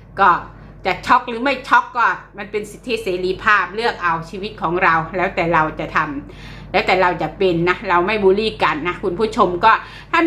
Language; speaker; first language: Thai; native; Thai